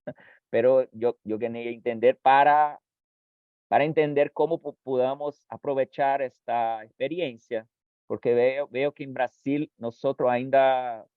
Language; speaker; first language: Spanish; non-native, fluent; Portuguese